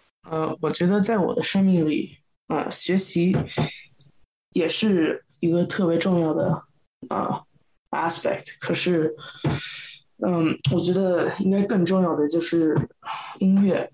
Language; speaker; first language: Chinese; early bilingual, heritage; Chinese